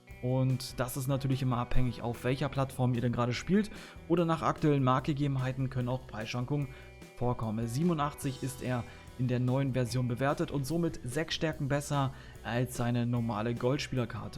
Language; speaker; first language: German; native; German